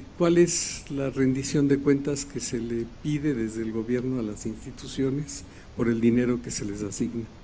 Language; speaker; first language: Spanish; native; Spanish